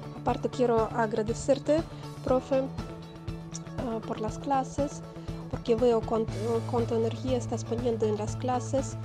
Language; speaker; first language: Spanish; non-native, fluent; Russian